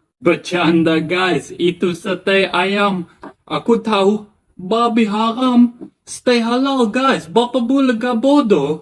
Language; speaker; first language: Indonesian; non-native, learner; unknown